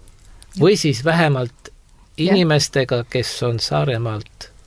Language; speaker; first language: Estonian; native; Estonian